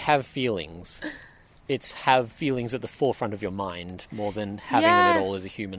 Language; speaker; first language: English; native; English